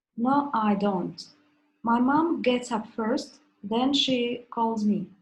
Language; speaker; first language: English; non-native, fluent; Russian